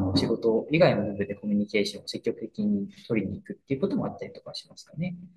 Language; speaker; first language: Japanese; native; Japanese